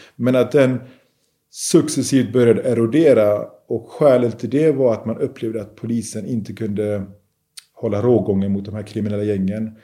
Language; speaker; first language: Swedish; early bilingual, other home language; Persian